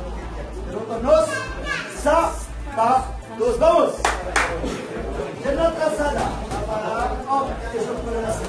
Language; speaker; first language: Spanish; non-native, learner; French